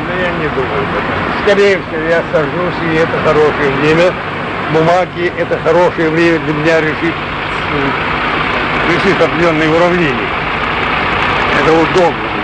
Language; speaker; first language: Russian; non-native, local second language; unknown